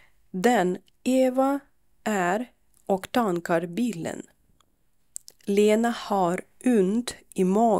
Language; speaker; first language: Swedish; non-native, fluent; Ukrainian